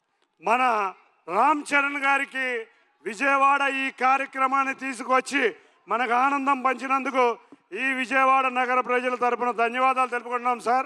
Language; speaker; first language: Telugu; native; Telugu